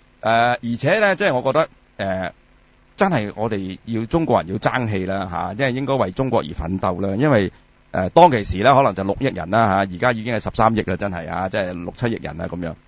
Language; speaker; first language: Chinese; non-native, local second language; Cantonese